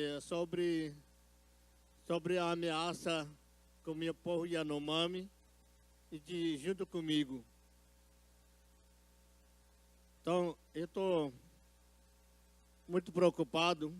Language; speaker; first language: Portuguese; non-native, local second language; Yanomámi